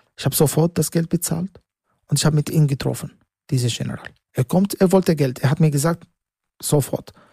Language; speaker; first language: German; non-native, learner; Arabic